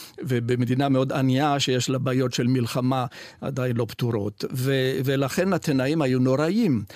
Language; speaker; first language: Hebrew; non-native, fluent; Italian